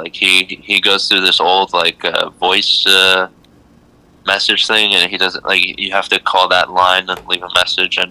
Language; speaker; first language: English; native; English